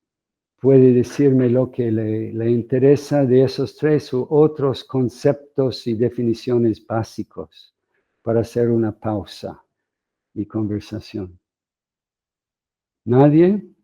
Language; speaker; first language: Spanish; non-native, fluent; English